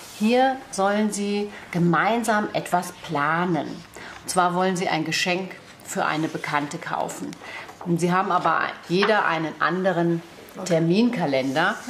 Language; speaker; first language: German; native; German